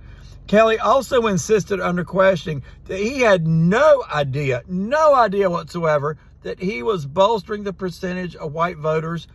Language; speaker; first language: English; native; English